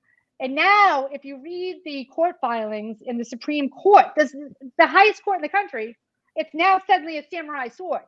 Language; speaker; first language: English; native; English